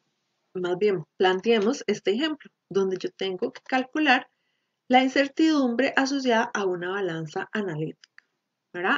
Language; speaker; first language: Spanish; native; Spanish